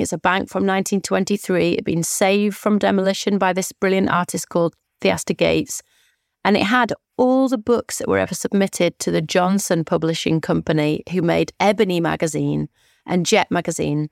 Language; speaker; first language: English; native; English